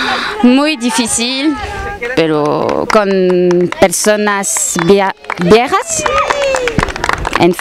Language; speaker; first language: Spanish; non-native, learner; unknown